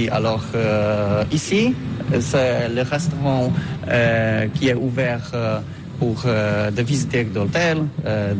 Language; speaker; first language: French; non-native, learner; Polish